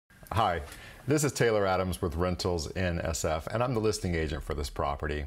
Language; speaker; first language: English; native; English